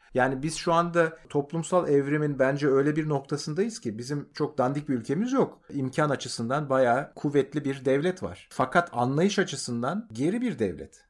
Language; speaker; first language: Turkish; native; Turkish